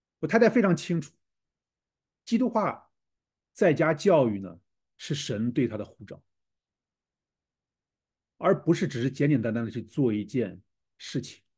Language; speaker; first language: Chinese; native; Chinese